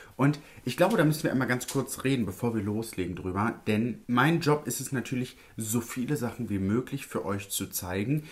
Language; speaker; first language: German; early bilingual, other home language; Italian